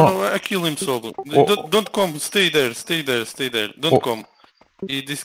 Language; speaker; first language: English; non-native, learner; Turkish